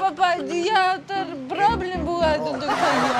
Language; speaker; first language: Indonesian; non-native, learner; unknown